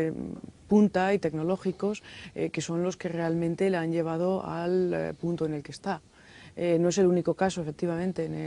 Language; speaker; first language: Spanish; native; Spanish